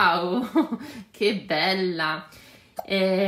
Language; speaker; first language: Italian; native; Italian